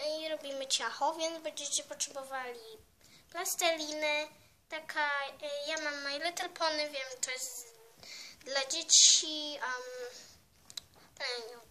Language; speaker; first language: Polish; early bilingual, heritage; Polish